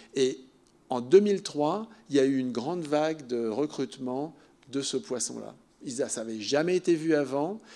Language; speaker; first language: French; native; French